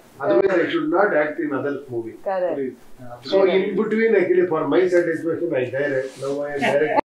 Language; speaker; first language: Tamil; non-native, learner; Kannada